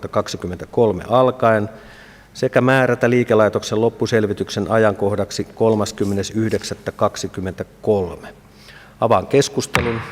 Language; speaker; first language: Finnish; native; Finnish